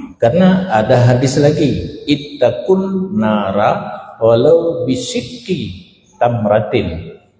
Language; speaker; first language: Malay; non-native, local second language; Achinese